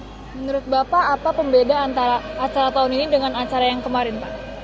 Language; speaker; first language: Indonesian; native; Indonesian